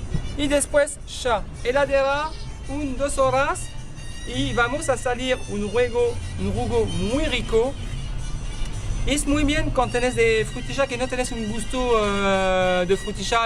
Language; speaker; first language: Spanish; non-native, learner; French